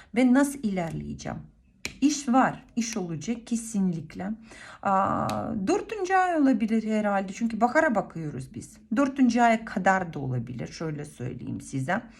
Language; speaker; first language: Turkish; non-native, fluent; Russian